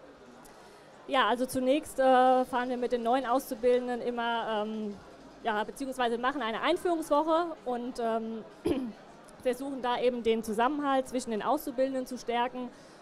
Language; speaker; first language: German; native; German